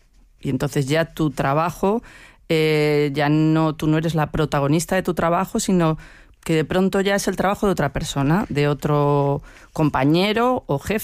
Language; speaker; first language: Spanish; native; Spanish